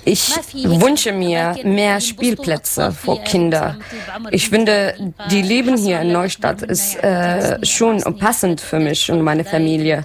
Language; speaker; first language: German; non-native, learner; Arabic